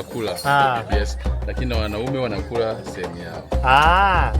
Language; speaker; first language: Swahili; non-native, local second language; Sukuma